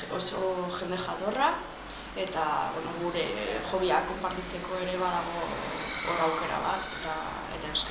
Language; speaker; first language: Basque; non-native, local second language; Spanish